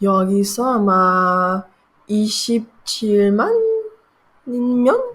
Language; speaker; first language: Korean; non-native, learner; French